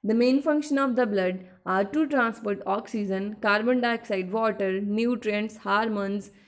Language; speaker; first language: English; non-native, local second language; Punjabi